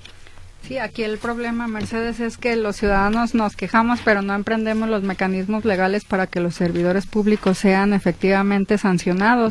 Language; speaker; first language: Spanish; native; Spanish